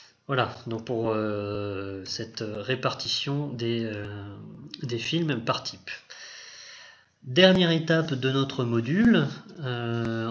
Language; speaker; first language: French; native; French